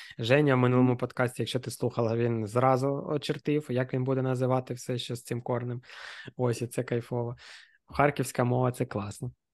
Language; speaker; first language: Ukrainian; non-native, local second language; Russian